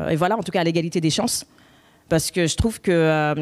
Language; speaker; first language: French; native; French